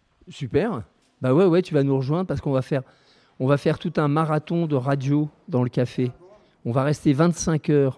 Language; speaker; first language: French; native; French